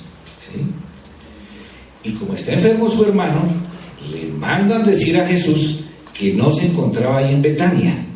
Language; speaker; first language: Spanish; native; Spanish